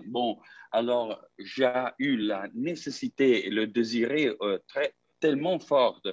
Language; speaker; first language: French; non-native, fluent; Italian